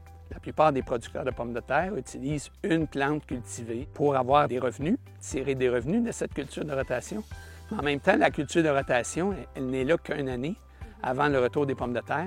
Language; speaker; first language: French; native; French